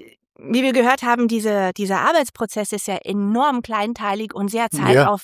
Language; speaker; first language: German; native; German